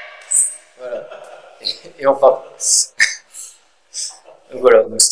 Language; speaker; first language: French; native; French